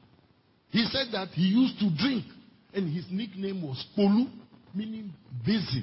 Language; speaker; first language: English; non-native, local second language; Ewe